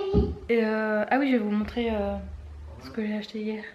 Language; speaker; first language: French; native; French